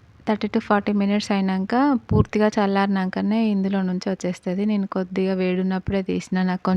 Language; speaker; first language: Telugu; native; Telugu